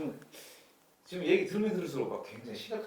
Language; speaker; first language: Korean; native; Korean